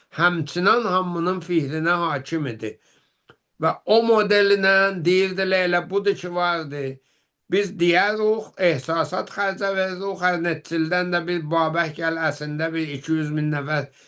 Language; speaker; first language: Azerbaijani; native; Azerbaijani